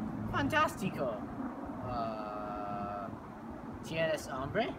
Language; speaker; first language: Spanish; non-native, learner; English